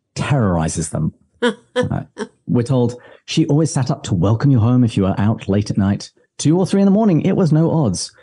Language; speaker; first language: English; native; English